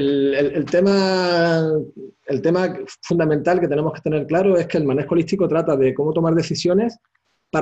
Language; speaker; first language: Spanish; native; Spanish